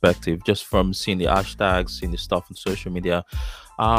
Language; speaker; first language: English; non-native, local second language; Yoruba